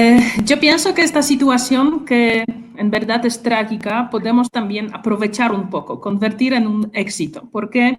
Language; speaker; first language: Spanish; non-native, fluent; Polish